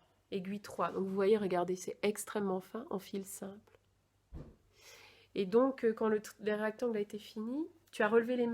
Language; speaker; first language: French; native; French